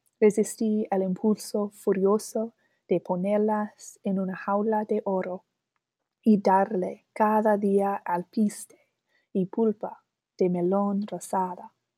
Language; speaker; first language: Spanish; non-native, learner; English